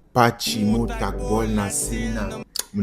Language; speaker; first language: Russian; non-native, learner; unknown